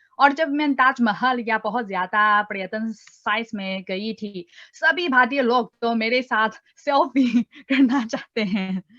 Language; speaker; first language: Hindi; non-native, fluent; Chinese